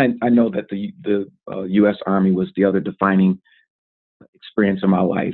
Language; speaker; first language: English; native; English